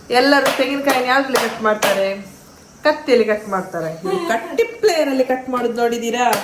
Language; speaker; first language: Kannada; non-native, local second language; Konkani